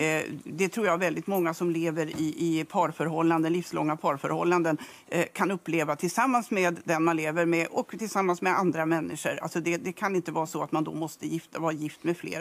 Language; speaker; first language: Swedish; native; Swedish